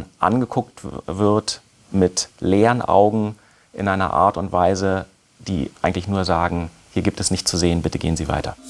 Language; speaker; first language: German; native; German